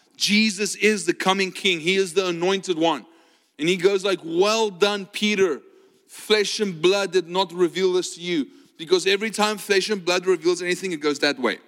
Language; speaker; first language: English; non-native, local second language; Afrikaans